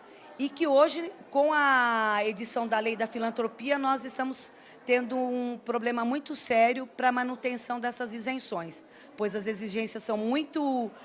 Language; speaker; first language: Portuguese; native; Portuguese